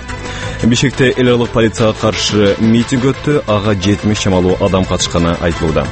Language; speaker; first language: Kyrgyz; native; Kyrgyz